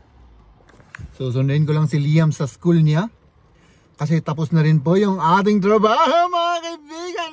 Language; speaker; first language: Filipino; native; Filipino